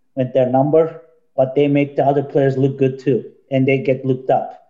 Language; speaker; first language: English; non-native, fluent; Turkish